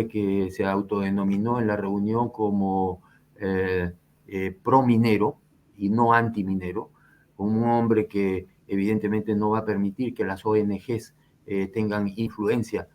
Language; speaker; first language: Spanish; native; Spanish